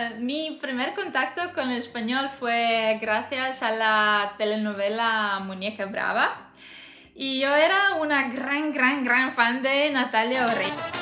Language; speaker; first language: Spanish; non-native, fluent; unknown